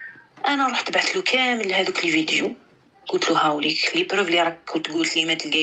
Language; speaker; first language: Arabic; native; Arabic